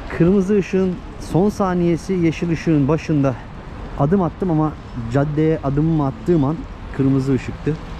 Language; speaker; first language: Turkish; native; Turkish